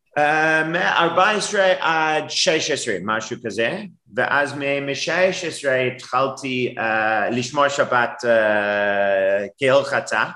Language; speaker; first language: Hebrew; non-native, fluent; English